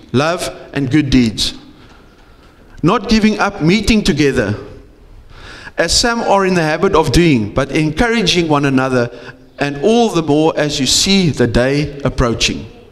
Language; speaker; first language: English; non-native, local second language; Afrikaans